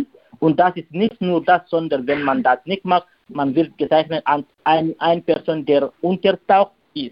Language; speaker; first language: German; non-native, learner; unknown